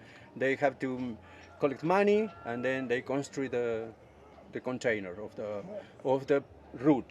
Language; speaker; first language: English; non-native, fluent; Spanish